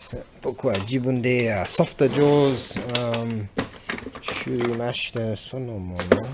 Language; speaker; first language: Japanese; non-native, learner; English